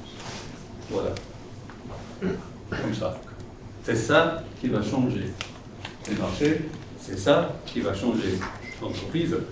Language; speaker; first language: French; non-native, fluent; English